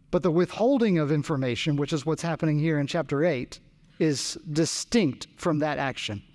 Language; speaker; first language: English; native; English